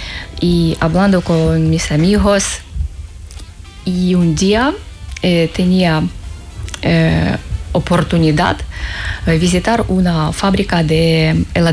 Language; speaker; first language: Spanish; non-native, learner; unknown